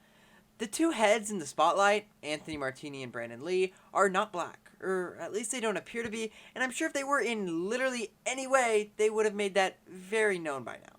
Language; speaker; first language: English; native; English